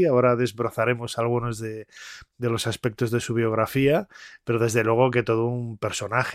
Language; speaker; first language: Spanish; native; Spanish